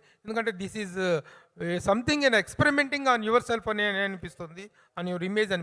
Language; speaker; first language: Telugu; native; Telugu